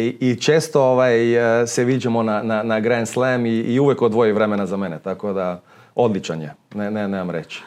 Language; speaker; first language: Serbian; early bilingual, heritage; Serbian